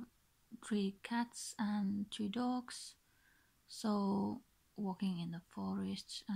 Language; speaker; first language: English; non-native, learner; Finnish